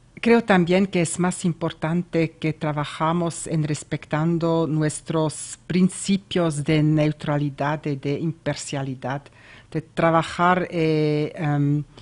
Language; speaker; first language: Spanish; non-native, learner; German